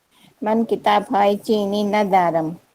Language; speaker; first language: Persian; non-native, learner; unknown